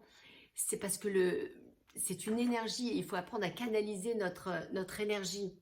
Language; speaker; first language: French; native; French